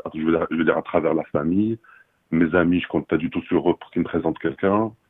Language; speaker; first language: French; non-native, local second language; Arabic